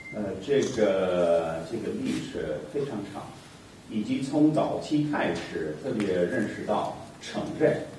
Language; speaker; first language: Chinese; non-native, fluent; English